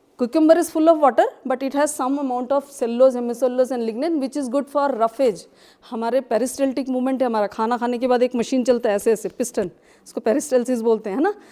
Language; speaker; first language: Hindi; non-native, local second language; Kashmiri